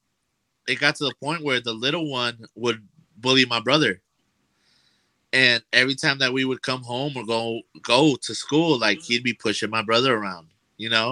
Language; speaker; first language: English; native; English